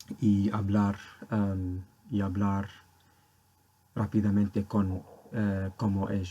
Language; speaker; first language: Spanish; non-native, learner; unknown